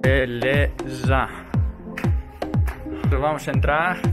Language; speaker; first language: Portuguese; non-native, fluent; Greek